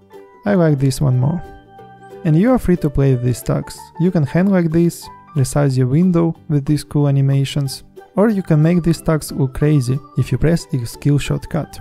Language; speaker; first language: English; non-native, fluent; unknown